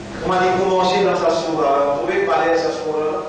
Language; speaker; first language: French; non-native, local second language; Morisyen